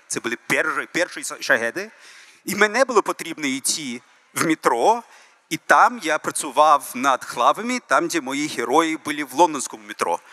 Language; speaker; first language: Ukrainian; early bilingual, heritage; Ukrainian